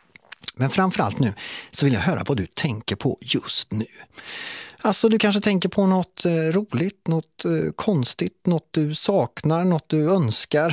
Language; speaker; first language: Swedish; native; Swedish